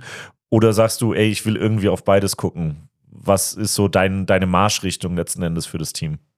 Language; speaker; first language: German; native; German